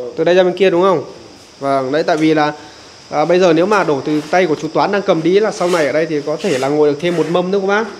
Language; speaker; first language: Vietnamese; native; Vietnamese